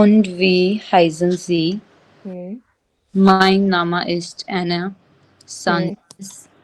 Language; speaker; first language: German; non-native, learner; Hindi